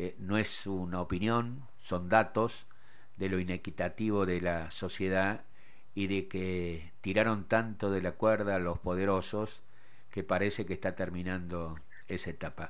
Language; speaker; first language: Spanish; native; Spanish